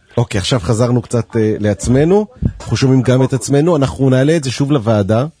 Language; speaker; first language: Hebrew; native; Hebrew